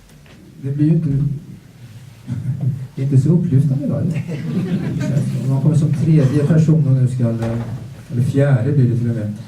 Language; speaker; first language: Swedish; native; Swedish